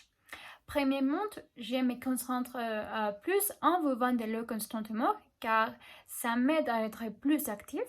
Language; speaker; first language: French; non-native, learner; Spanish